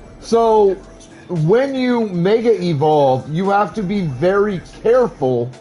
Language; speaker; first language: English; native; English